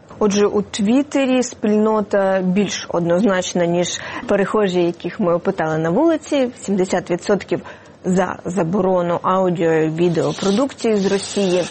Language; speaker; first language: Ukrainian; native; Ukrainian